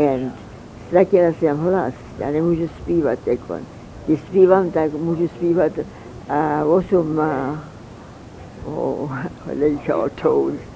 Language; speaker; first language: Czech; early bilingual, heritage; Czech